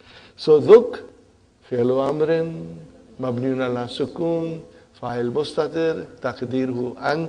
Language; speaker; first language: Arabic; non-native, fluent; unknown